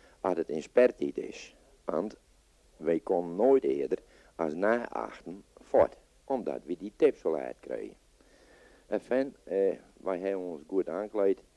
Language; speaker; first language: Dutch; non-native, local second language; Western Frisian